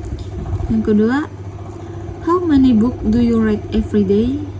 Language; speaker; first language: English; non-native, learner; Indonesian